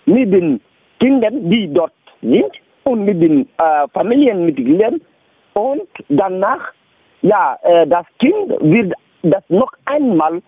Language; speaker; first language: German; non-native, learner; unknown